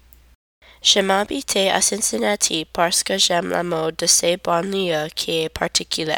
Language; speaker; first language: French; non-native, learner; English